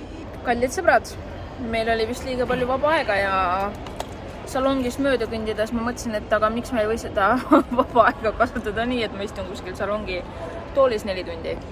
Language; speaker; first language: Estonian; native; Estonian